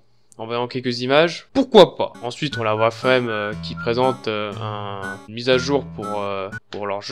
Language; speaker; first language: French; native; French